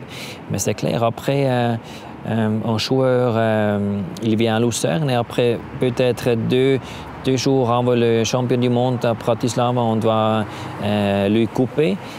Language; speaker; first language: French; non-native, learner; German